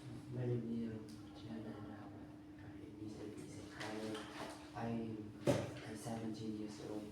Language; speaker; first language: English; non-native, learner; Vietnamese